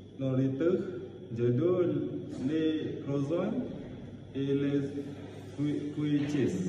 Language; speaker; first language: French; non-native, learner; Malay